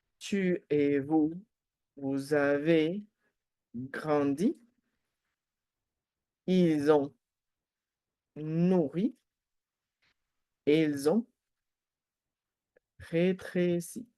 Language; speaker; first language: French; non-native, fluent; Spanish